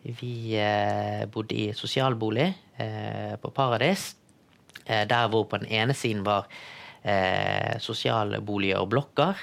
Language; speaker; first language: Norwegian; early bilingual, other home language; Tamil